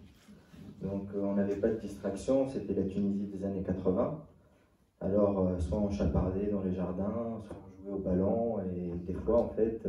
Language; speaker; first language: French; non-native, local second language; Arabic